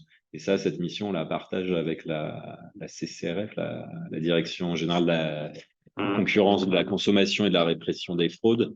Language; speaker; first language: French; native; French